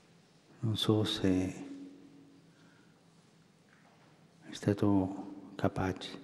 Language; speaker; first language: Italian; non-native, fluent; Spanish